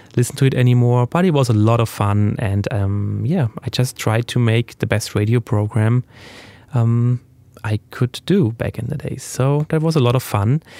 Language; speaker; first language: English; non-native, fluent; German